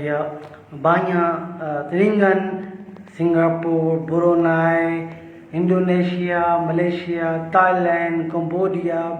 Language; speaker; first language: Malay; non-native, learner; Urdu